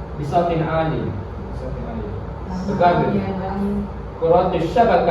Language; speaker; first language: Arabic; non-native, learner; Malay